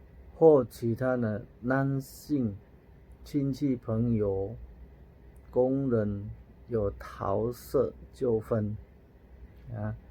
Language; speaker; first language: Chinese; non-native, fluent; Indonesian